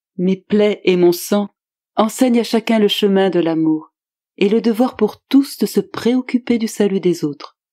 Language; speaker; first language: French; native; French